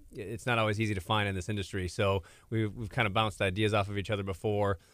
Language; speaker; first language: English; native; English